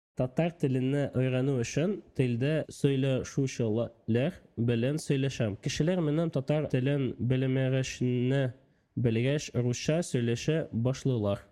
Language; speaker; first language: Tatar; non-native, local second language; Russian